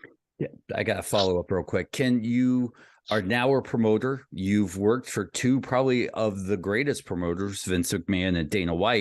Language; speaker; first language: English; native; English